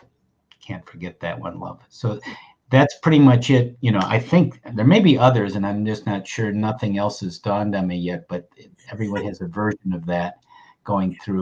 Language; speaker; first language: English; native; English